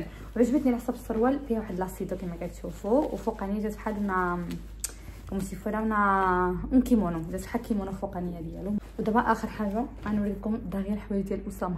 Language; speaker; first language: Arabic; early bilingual, heritage; Arabic